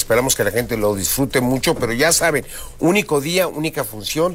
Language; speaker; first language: Spanish; native; Spanish